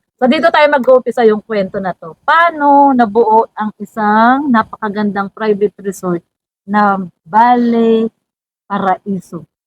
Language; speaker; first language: Filipino; native; Filipino